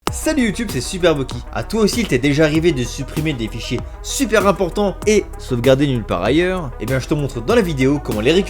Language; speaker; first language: French; native; French